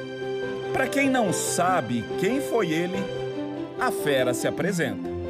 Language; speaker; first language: Portuguese; native; Portuguese